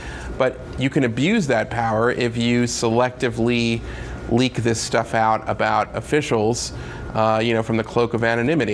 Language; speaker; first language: English; native; English